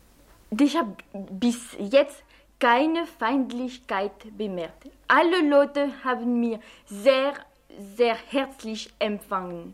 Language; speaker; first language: German; non-native, fluent; French